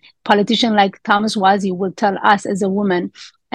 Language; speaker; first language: English; early bilingual, other home language; Amharic